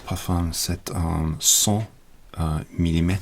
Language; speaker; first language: French; non-native, learner; English